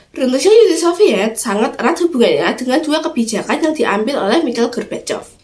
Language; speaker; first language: Indonesian; native; Indonesian